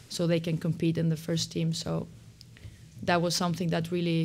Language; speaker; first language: English; non-native, fluent; Swedish